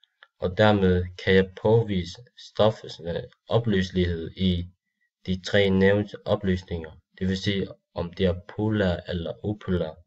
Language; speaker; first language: Danish; non-native, learner; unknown